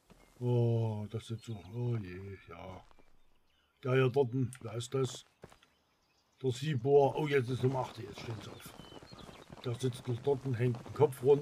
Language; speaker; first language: German; native; German